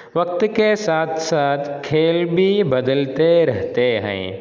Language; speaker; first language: Hindi; non-native, local second language; Malayalam